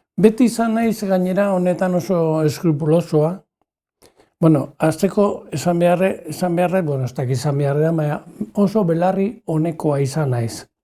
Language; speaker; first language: Basque; non-native, local second language; Spanish